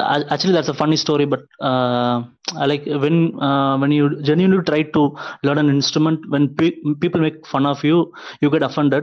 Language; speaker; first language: English; non-native, local second language; Tamil